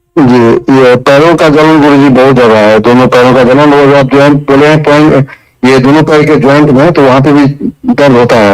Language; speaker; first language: Hindi; native; Hindi